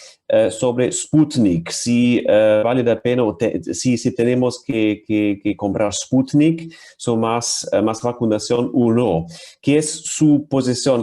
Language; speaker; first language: Spanish; non-native, fluent; German